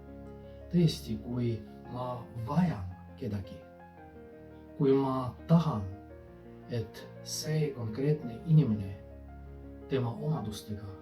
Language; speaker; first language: Estonian; non-native, fluent; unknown